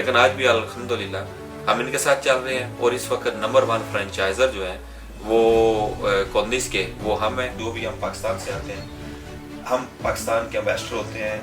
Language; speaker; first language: Urdu; non-native, local second language; Punjabi